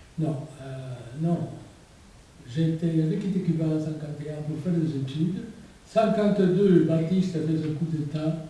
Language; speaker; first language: French; non-native, fluent; Spanish